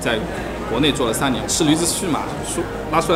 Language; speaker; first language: Chinese; native; Chinese